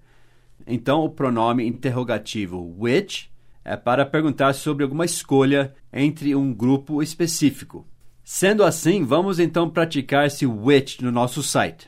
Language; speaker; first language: Portuguese; non-native, fluent; English